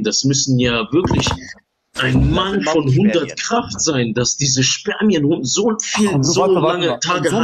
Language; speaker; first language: German; native; German